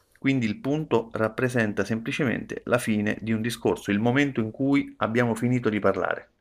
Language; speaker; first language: Italian; native; Italian